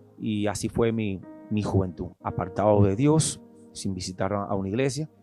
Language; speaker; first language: Spanish; native; Spanish